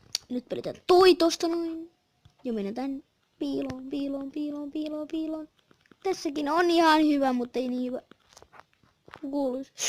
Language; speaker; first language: Finnish; native; Finnish